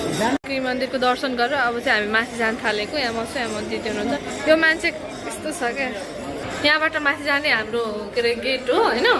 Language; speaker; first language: Nepali; non-native, local second language; Maithili